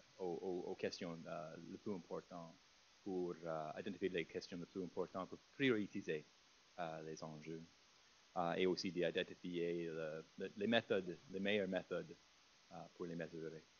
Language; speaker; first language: French; non-native, fluent; English